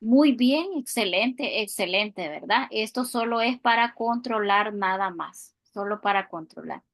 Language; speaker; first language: Spanish; native; Spanish